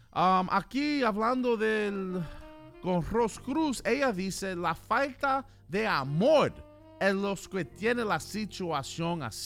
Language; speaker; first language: Spanish; early bilingual, heritage; Spanish